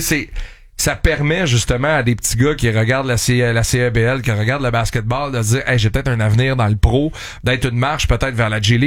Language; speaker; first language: French; native; French